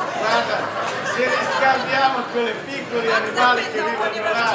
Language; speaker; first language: Italian; non-native, fluent; Croatian